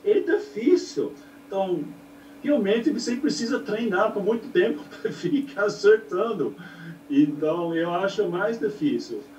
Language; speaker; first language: Portuguese; non-native, learner; English